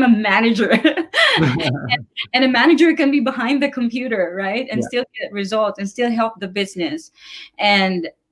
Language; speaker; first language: English; non-native, local second language; Filipino